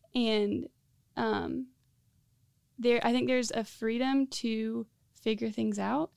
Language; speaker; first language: English; native; English